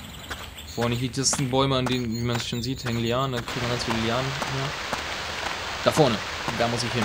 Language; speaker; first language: German; native; German